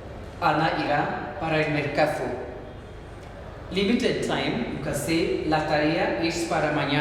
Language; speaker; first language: Spanish; non-native, learner; English